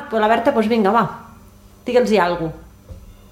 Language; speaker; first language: Catalan; native; Catalan